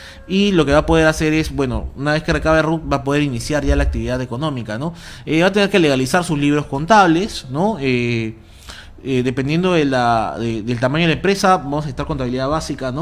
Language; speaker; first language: Spanish; native; Spanish